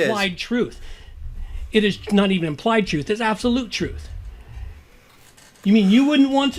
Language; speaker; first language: English; native; English